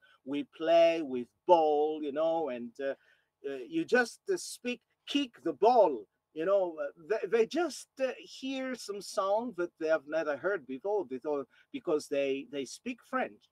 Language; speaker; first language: English; non-native, fluent; Malagasy